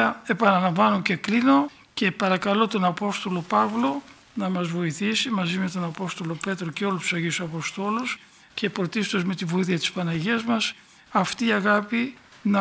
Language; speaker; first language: Greek; native; Greek